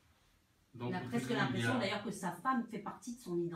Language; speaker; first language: French; native; French